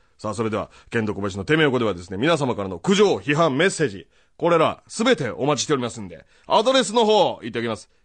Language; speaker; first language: Japanese; native; Japanese